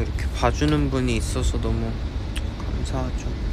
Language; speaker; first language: Korean; early bilingual, heritage; Korean